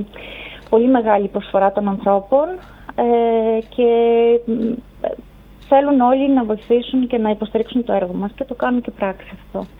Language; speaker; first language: Greek; native; Greek